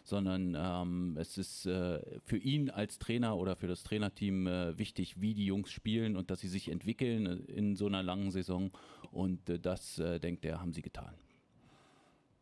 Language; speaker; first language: German; native; German